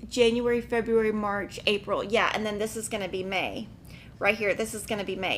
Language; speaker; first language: English; native; English